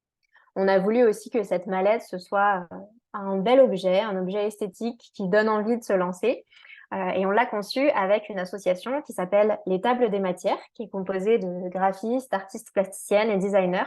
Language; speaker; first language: French; native; French